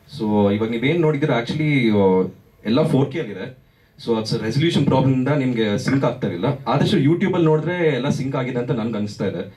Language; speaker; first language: Kannada; native; Kannada